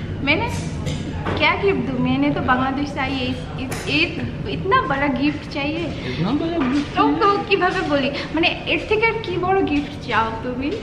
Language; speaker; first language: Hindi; non-native, learner; Bangla